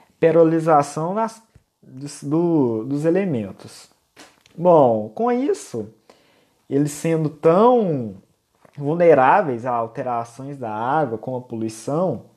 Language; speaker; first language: Portuguese; native; Portuguese